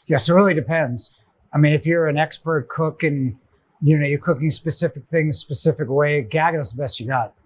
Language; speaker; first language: English; native; English